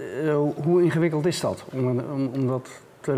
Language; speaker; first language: Dutch; native; Dutch